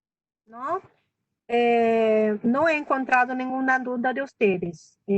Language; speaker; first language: Spanish; non-native, fluent; Portuguese